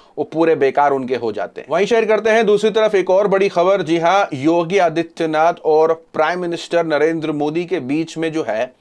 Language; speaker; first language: Hindi; native; Hindi